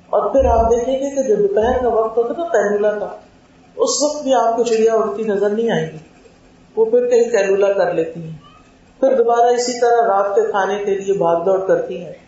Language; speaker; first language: Urdu; native; Urdu